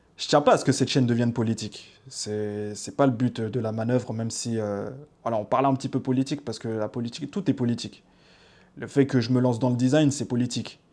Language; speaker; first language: French; native; French